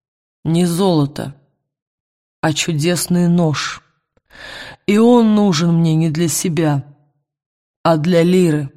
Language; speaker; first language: Russian; native; Russian